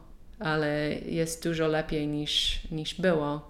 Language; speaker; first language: Polish; non-native, learner; English